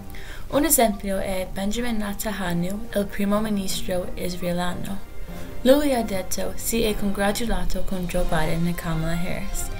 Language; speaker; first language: Italian; non-native, learner; English